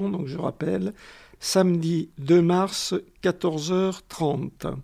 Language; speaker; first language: French; native; French